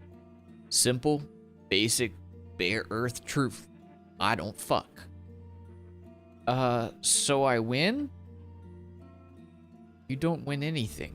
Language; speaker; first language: English; native; English